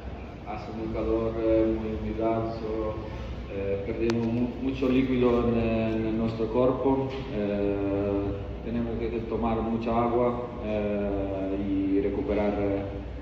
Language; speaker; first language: Spanish; non-native, learner; Italian